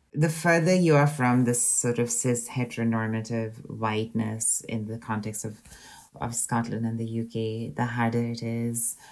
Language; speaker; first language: English; non-native, local second language; Hindi